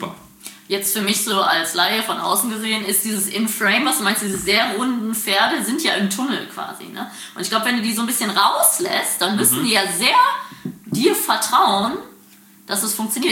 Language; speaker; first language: German; native; German